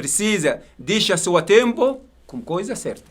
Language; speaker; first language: Portuguese; non-native, learner; Arabic